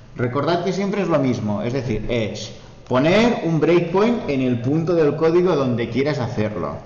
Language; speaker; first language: Spanish; non-native, local second language; Catalan